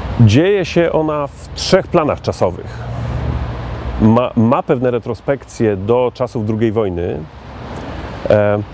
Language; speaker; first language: Polish; native; Polish